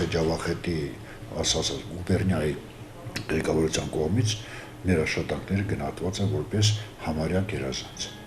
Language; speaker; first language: Armenian; native; Armenian